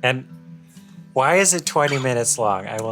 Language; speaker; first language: English; native; English